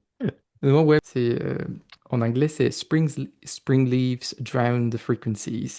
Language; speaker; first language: French; non-native, fluent; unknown